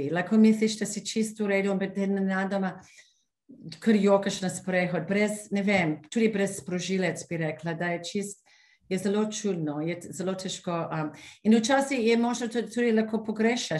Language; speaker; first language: Slovenian; non-native, fluent; English